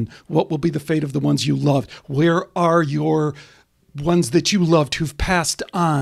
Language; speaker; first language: English; native; English